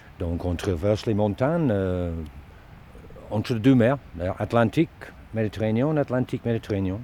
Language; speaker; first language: French; non-native, learner; Dutch